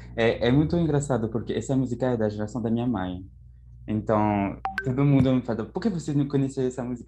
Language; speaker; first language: Portuguese; non-native, learner; French